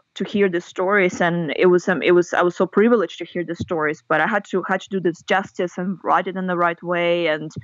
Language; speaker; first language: English; non-native, fluent; Russian